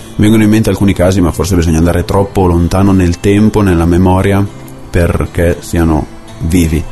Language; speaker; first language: Italian; native; Italian